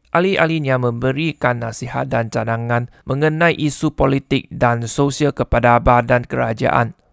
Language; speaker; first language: Malay; non-native, local second language; Chinese